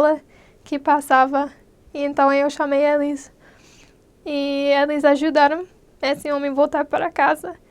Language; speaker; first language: Portuguese; non-native, fluent; English